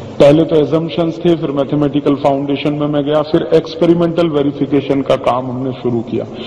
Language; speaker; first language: Hindi; native; Hindi